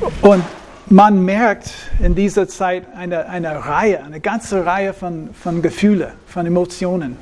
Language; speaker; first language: German; non-native, fluent; English